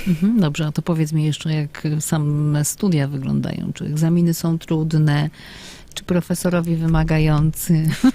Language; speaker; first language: Polish; native; Polish